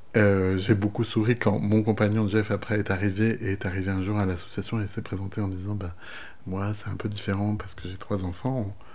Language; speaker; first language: French; native; French